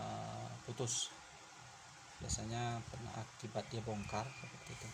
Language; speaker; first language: Indonesian; native; Indonesian